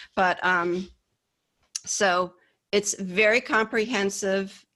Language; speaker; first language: English; native; English